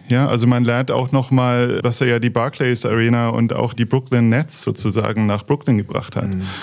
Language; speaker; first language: German; native; German